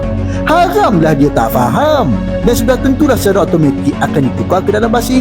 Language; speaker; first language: Malay; native; Malay